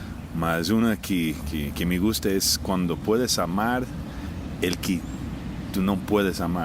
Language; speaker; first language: Spanish; non-native, fluent; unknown